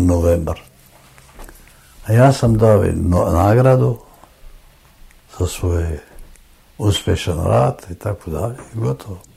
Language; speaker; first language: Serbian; non-native, fluent; German